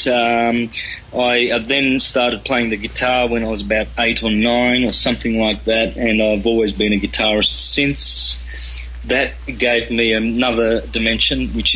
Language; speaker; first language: English; native; English